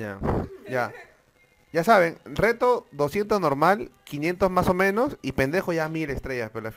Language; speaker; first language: Spanish; native; Spanish